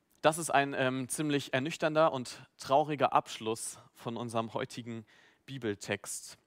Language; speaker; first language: German; native; German